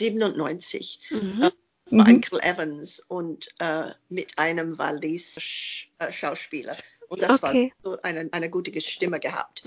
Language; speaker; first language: German; non-native, fluent; English